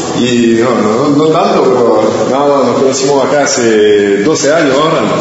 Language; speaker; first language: Spanish; non-native, fluent; French